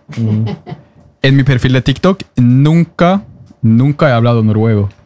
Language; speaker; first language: Spanish; non-native, fluent; Norwegian